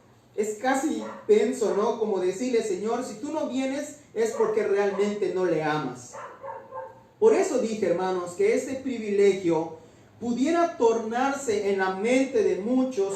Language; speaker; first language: Spanish; native; Spanish